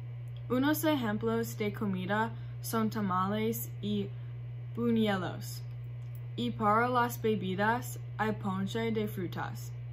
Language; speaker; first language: Spanish; non-native, learner; English